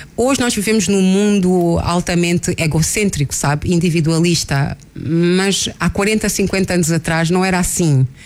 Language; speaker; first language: Portuguese; non-native, local second language; Kabuverdianu